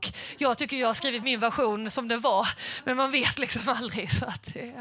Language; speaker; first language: Swedish; native; Swedish